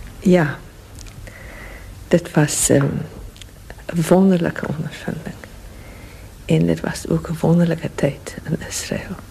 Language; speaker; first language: Dutch; non-native, learner; English